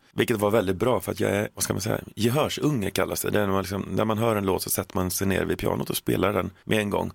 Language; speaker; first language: Swedish; native; Swedish